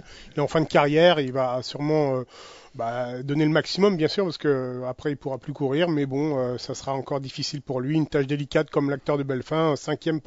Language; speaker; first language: French; native; French